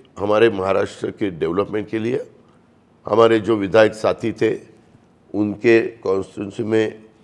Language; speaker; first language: Hindi; non-native, local second language; Marathi